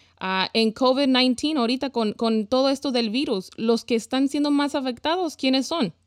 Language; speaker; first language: Spanish; early bilingual, heritage; Spanish